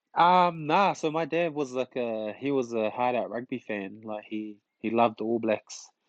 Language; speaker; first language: English; early bilingual, other home language; Tongan